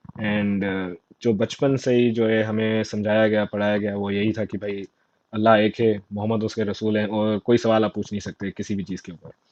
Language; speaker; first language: Urdu; non-native, local second language; Sindhi